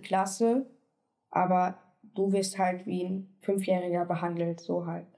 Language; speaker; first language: German; native; German